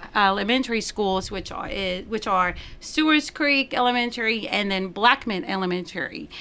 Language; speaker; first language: English; non-native, fluent; Spanish